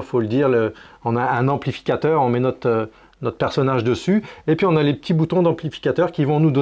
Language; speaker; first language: French; native; French